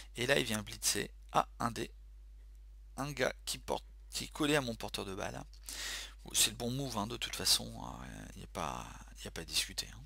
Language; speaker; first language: French; native; French